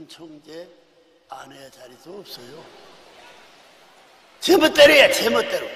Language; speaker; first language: Korean; native; Korean